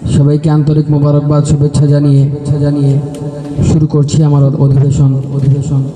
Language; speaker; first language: Bangla; native; Bangla